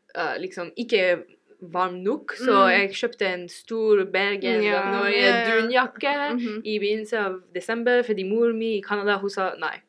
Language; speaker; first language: Norwegian; non-native, fluent; English